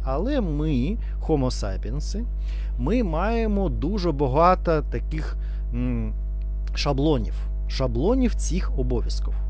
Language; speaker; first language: Ukrainian; non-native, learner; Russian